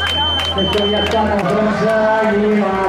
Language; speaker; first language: Catalan; native; Catalan